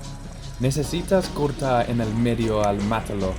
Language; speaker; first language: Spanish; non-native, learner; English